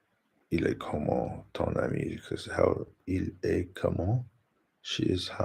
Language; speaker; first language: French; non-native, learner; English